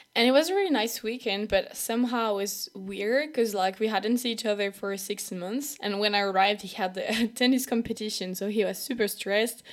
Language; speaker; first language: English; non-native, fluent; French